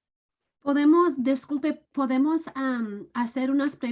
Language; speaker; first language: Spanish; non-native, fluent; English